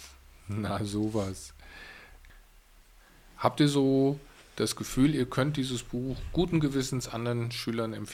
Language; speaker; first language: German; native; German